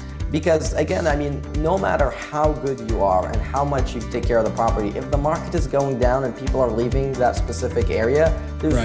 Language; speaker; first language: English; early bilingual, other home language; Arabic